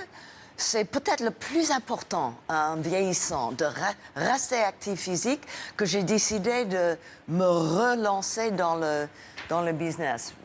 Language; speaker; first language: French; non-native, fluent; English